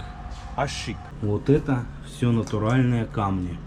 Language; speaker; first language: Russian; native; Russian